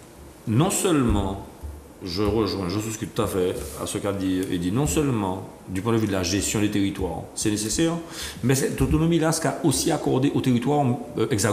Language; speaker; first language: French; native; French